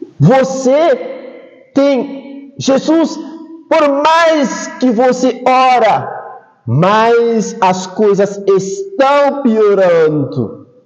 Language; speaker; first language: Portuguese; non-native, fluent; Haitian Creole